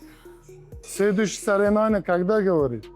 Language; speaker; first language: Russian; non-native, local second language; Uzbek